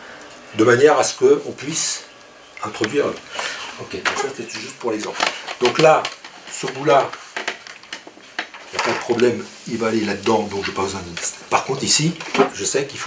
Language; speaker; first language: French; native; French